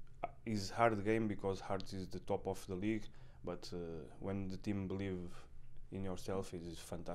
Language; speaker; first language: English; non-native, learner; Portuguese